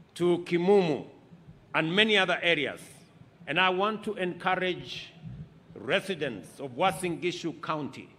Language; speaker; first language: English; non-native, local second language; Kalenjin